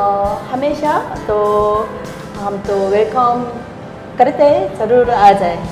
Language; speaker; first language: Hindi; non-native, learner; Korean